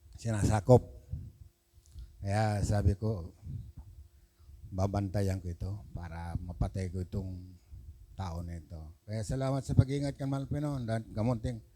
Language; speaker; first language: Filipino; non-native, local second language; Masbatenyo